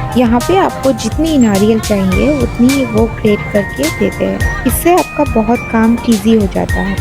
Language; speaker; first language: Hindi; non-native, local second language; Bangla